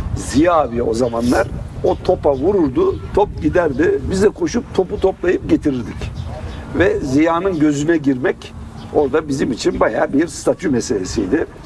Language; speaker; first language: Turkish; native; Turkish